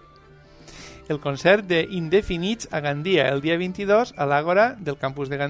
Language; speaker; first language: Catalan; native; Catalan